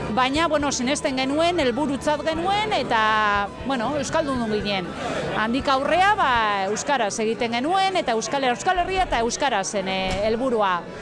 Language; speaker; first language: Basque; non-native, local second language; Spanish